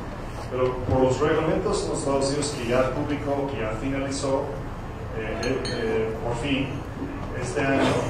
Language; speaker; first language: Spanish; non-native, fluent; English